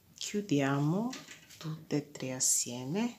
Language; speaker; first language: Italian; non-native, fluent; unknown